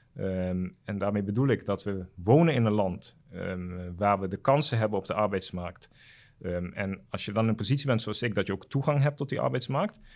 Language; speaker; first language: Dutch; non-native, local second language; Papiamento